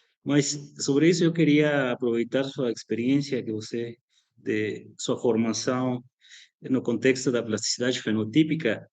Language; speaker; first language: Portuguese; non-native, fluent; Spanish